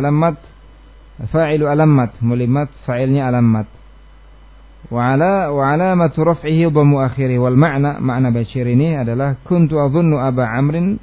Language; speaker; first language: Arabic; non-native, fluent; Indonesian